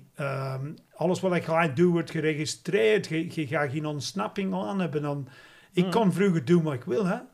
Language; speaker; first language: Dutch; non-native, fluent; English